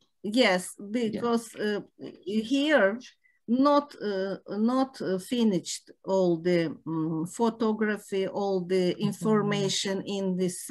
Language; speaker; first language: English; non-native, learner; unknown